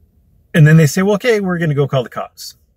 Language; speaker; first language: English; native; English